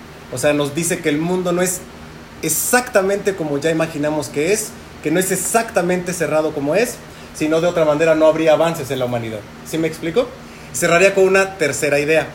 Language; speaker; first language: Spanish; native; Spanish